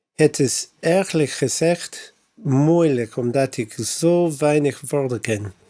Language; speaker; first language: Dutch; non-native, learner; English